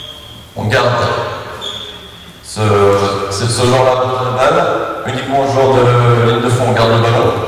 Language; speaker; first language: French; native; French